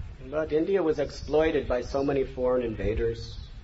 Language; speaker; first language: English; native; English